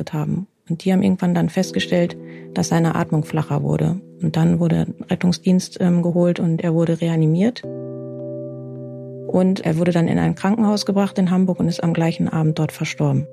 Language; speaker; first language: German; native; German